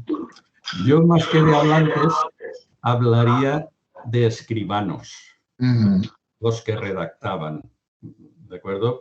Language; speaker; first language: Spanish; non-native, local second language; Catalan